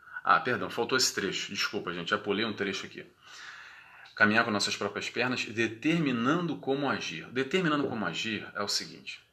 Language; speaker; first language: Portuguese; native; Portuguese